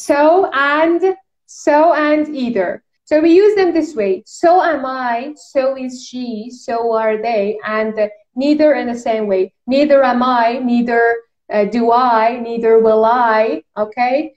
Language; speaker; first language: English; non-native, fluent; Persian